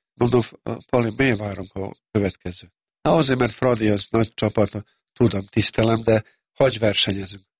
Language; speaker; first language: Hungarian; non-native, fluent; Serbian